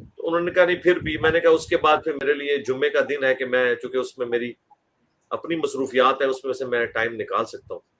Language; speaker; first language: Urdu; non-native, local second language; Punjabi